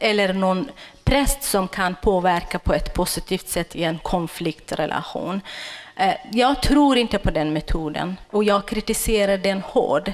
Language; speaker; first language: Swedish; non-native, fluent; Kurdish